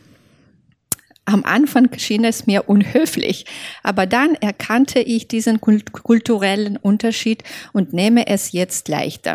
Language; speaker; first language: German; non-native, fluent; Belarusian